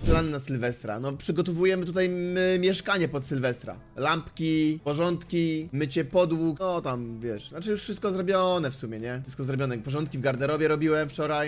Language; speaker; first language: Polish; native; Polish